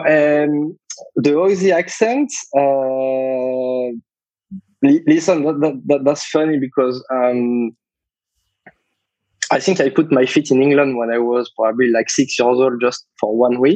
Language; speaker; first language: English; non-native, fluent; French